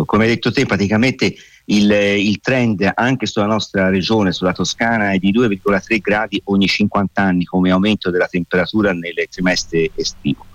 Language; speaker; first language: Italian; native; Italian